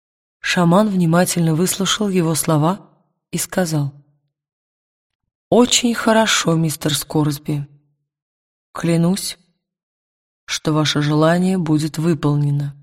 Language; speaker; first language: Russian; native; Russian